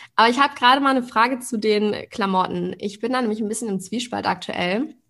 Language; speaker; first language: German; native; German